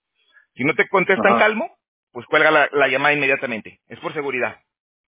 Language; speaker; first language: Spanish; native; Spanish